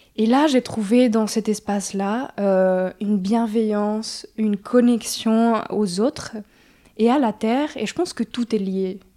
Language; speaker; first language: French; early bilingual, other home language; Spanish